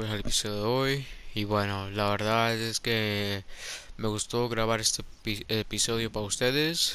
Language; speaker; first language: Spanish; early bilingual, heritage; Spanish